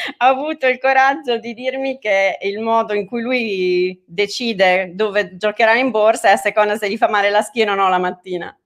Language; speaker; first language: Italian; native; Italian